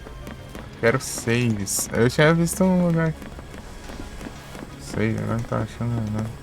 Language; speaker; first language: Portuguese; native; Portuguese